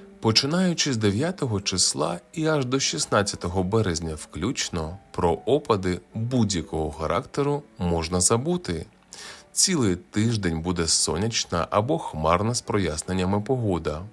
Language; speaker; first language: Ukrainian; native; Ukrainian